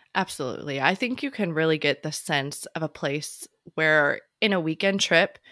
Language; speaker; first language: English; native; English